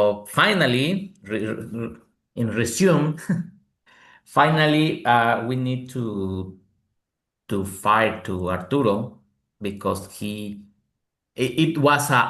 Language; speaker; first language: English; non-native, learner; Spanish